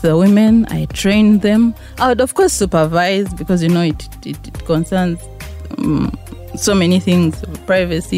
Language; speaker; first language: English; non-native, local second language; Ganda